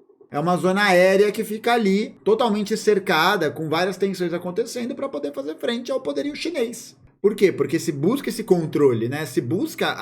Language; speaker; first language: Portuguese; native; Portuguese